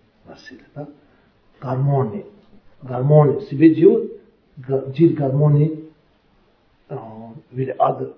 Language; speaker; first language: Russian; non-native, learner; Tibetan